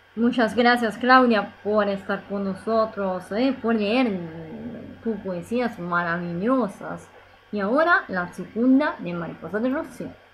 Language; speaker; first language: Spanish; non-native, learner; Italian